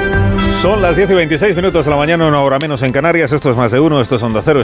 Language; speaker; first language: Spanish; native; Spanish